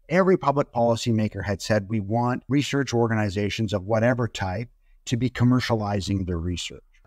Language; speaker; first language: English; native; English